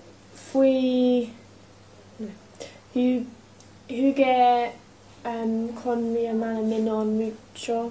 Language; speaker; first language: Spanish; non-native, learner; English